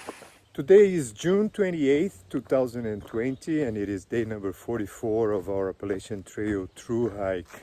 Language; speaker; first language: English; non-native, fluent; Portuguese